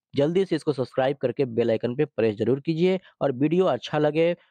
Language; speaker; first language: Hindi; native; Hindi